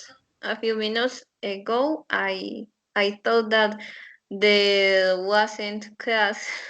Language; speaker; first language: English; non-native, learner; Spanish